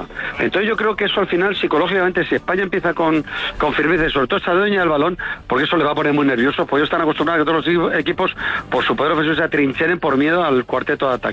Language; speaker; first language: Spanish; native; Spanish